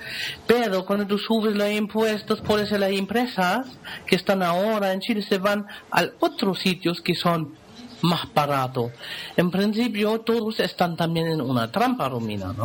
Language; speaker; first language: Spanish; non-native, fluent; German